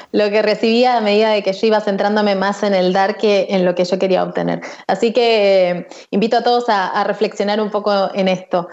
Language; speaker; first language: Spanish; native; Spanish